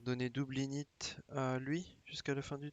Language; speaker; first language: French; native; French